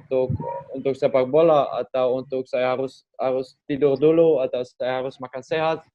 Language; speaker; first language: Indonesian; non-native, learner; Dutch